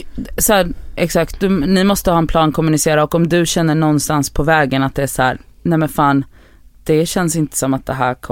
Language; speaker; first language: Swedish; native; Swedish